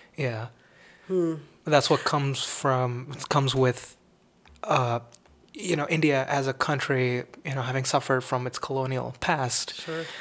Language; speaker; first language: English; non-native, local second language; Tamil